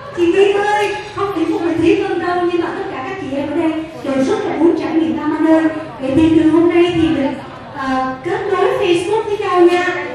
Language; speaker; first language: Vietnamese; native; Vietnamese